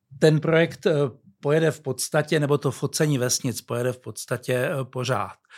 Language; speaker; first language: Czech; native; Czech